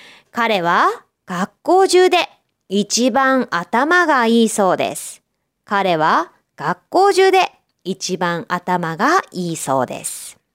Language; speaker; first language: Japanese; native; Japanese